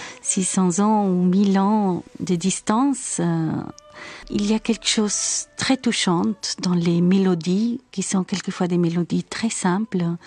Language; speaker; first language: French; non-native, fluent; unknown